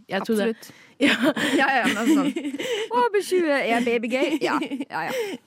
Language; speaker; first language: Norwegian; native; Norwegian